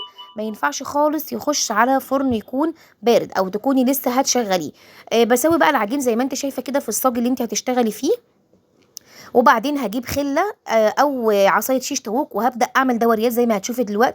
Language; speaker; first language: Arabic; native; Arabic